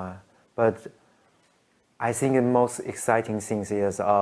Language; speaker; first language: English; non-native, learner; Chinese